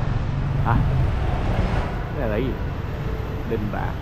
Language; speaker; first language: Vietnamese; early bilingual, heritage; Vietnamese